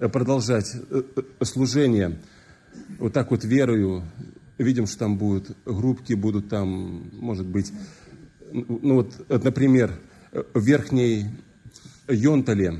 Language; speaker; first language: Russian; native; Russian